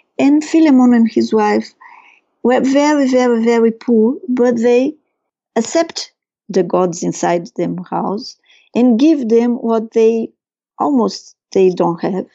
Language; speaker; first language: English; non-native, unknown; Portuguese